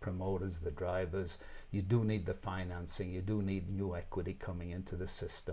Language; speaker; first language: English; native; English